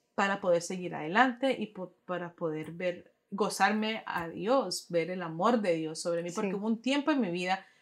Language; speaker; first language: Spanish; early bilingual, heritage; Spanish